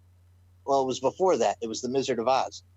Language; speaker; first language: English; native; English